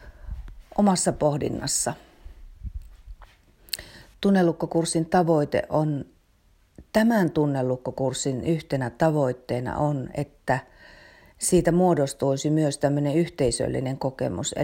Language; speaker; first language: Finnish; native; Finnish